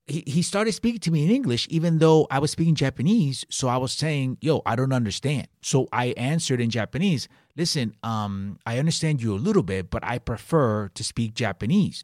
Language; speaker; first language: English; early bilingual, other home language; Spanish